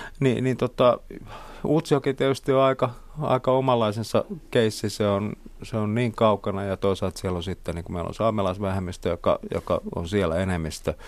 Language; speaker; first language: Finnish; non-native, local second language; Swedish